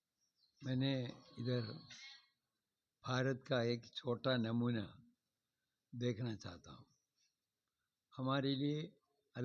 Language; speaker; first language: Hindi; non-native, local second language; Malayalam